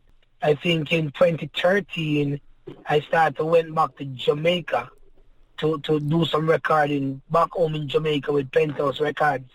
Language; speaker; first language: English; non-native, local second language; Jamaican Creole English